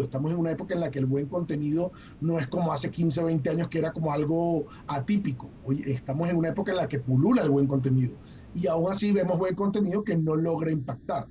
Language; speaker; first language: Spanish; native; Spanish